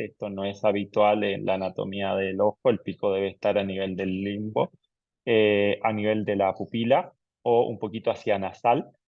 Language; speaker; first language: Spanish; native; Spanish